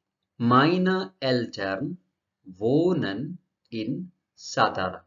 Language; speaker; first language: German; non-native, learner; Marathi